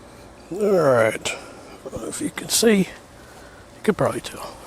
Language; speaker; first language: English; native; English